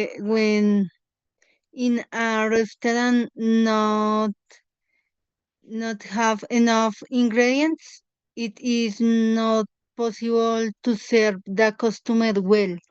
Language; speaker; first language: English; non-native, learner; Spanish